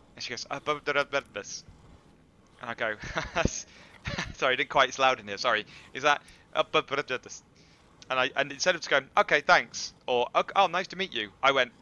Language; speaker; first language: English; native; English